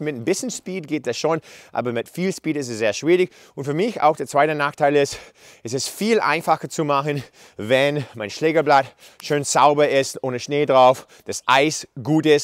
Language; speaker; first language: German; non-native, fluent; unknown